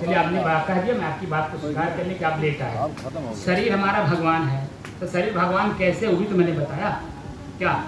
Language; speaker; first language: Hindi; native; Hindi